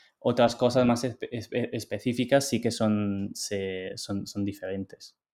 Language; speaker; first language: Spanish; non-native, fluent; Italian